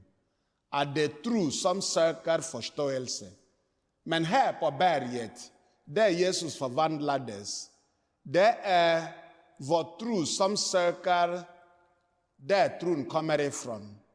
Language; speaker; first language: Swedish; non-native, fluent; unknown